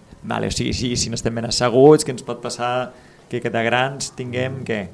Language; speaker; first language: Catalan; native; Catalan